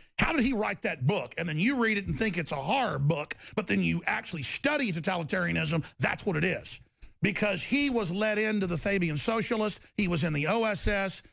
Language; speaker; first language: English; native; English